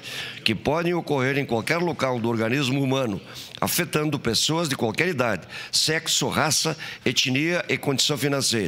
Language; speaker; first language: Portuguese; native; Portuguese